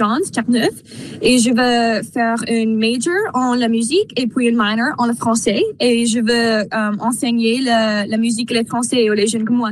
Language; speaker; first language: French; non-native, local second language; English